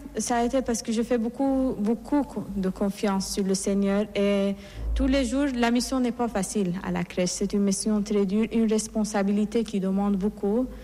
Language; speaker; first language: French; non-native, fluent; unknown